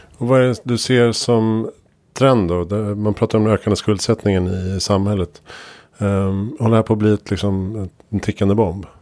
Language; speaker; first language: Swedish; native; Swedish